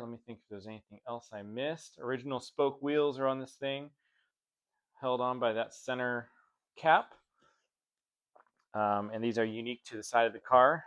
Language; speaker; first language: English; native; English